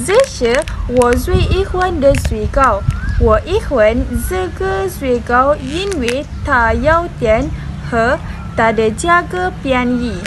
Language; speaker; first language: Chinese; non-native, learner; Malay